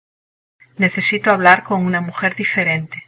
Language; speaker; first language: Spanish; non-native, learner; English